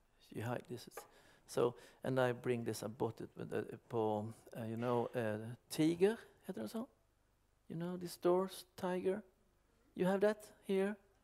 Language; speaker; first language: English; non-native, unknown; Swedish